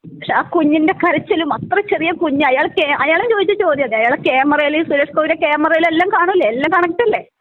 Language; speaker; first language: Malayalam; native; Malayalam